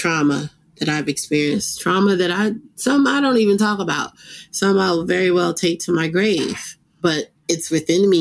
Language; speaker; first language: English; early bilingual, other home language; Krio